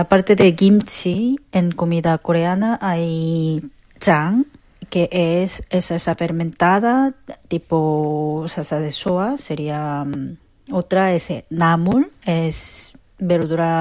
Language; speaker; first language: Spanish; non-native, fluent; Korean